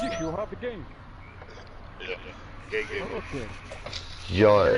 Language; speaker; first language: English; non-native, learner; Polish